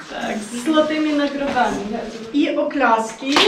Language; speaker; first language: Polish; non-native, fluent; Ukrainian